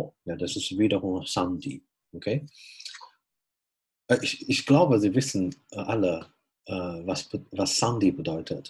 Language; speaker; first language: German; non-native, fluent; Chinese